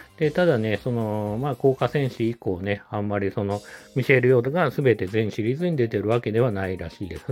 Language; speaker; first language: Japanese; native; Japanese